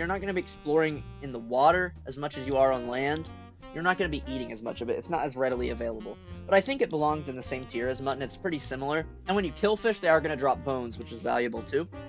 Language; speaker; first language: English; native; English